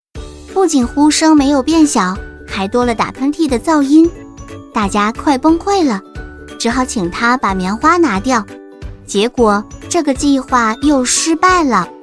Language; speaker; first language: Chinese; native; Chinese